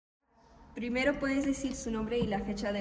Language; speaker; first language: Spanish; non-native, learner; English